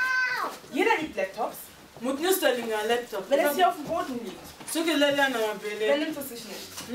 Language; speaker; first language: German; early bilingual, heritage; Lingala